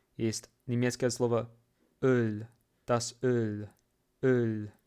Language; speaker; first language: Russian; non-native, fluent; English